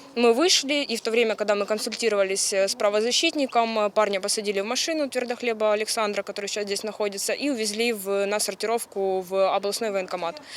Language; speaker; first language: Russian; native; Russian